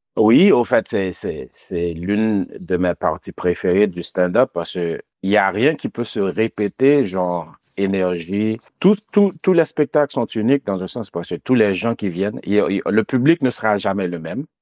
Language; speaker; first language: French; non-native, local second language; Haitian Creole